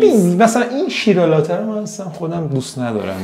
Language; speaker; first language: Persian; native; Persian